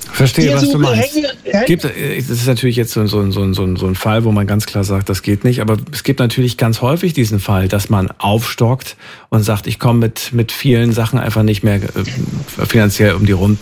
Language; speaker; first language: German; native; German